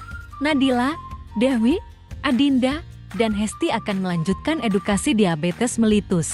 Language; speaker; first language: Indonesian; native; Indonesian